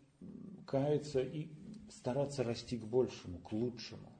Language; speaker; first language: Russian; native; Russian